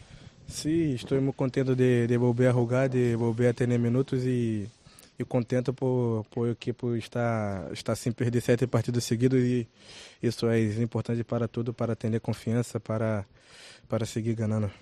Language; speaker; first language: Spanish; non-native, local second language; Portuguese